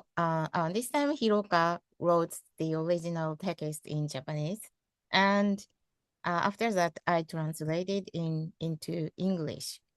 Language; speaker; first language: English; non-native, fluent; Japanese